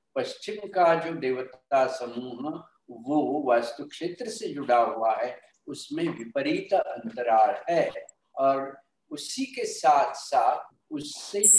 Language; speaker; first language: Hindi; non-native, local second language; Marathi